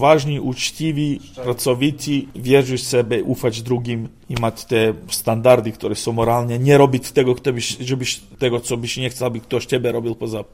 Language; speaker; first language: Polish; non-native, fluent; Serbian